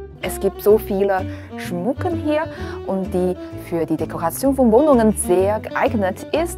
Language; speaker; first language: German; non-native, fluent; Chinese